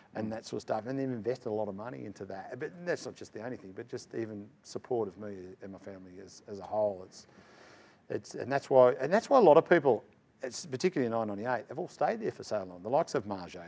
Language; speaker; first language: English; native; English